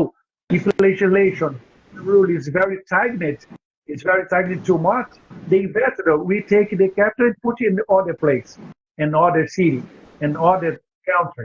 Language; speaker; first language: English; non-native, learner; Portuguese